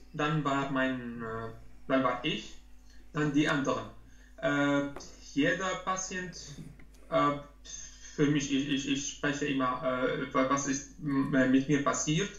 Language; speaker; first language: German; non-native, learner; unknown